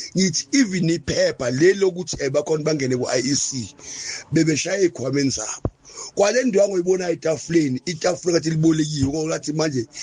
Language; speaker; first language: Zulu; native; Zulu